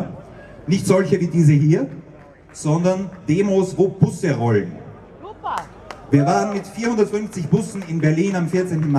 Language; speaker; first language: German; native; German